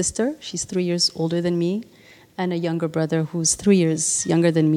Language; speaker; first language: English; non-native, fluent; Tigrinya